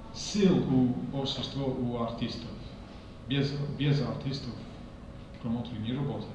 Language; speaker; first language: Russian; non-native, fluent; English